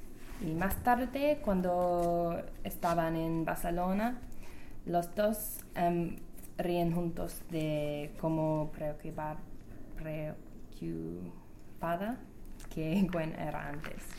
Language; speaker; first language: Spanish; non-native, learner; English